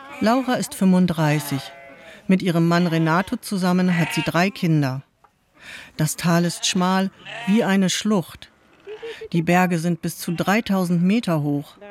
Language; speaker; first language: German; native; German